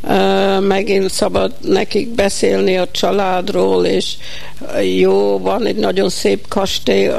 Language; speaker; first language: Hungarian; early bilingual, heritage; Hungarian